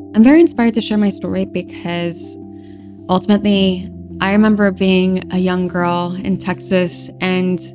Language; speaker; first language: English; non-native, fluent; French